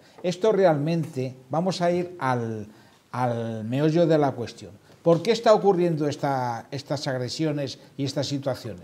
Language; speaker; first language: Spanish; native; Spanish